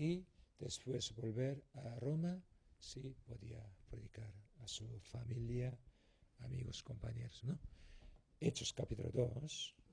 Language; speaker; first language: Spanish; non-native, learner; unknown